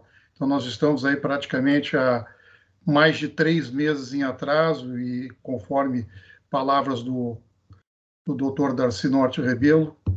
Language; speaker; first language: Portuguese; native; Portuguese